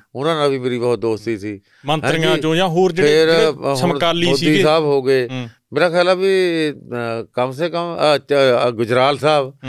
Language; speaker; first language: Punjabi; native; Punjabi